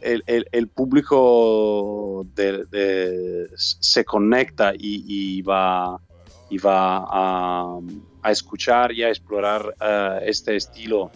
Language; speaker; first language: Spanish; non-native, learner; Italian